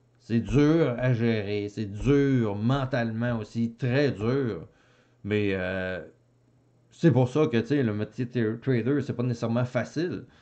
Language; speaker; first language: French; native; French